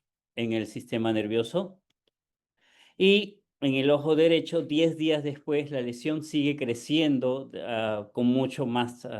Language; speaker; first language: Spanish; native; Spanish